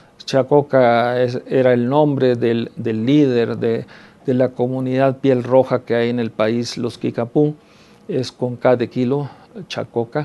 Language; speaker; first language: Spanish; native; Spanish